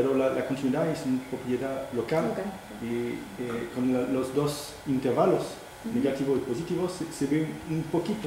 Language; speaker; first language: Spanish; non-native, fluent; French